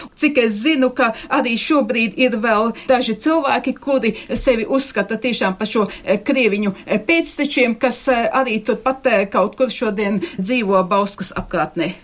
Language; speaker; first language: Latvian; native; Latvian